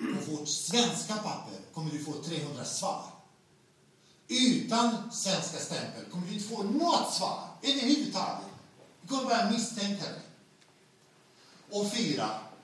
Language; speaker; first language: Swedish; non-native, fluent; Bosnian